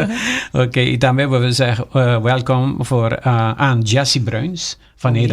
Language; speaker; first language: Dutch; non-native, local second language; Papiamento